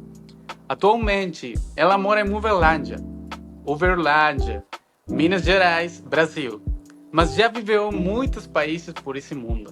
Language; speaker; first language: Portuguese; non-native, fluent; Spanish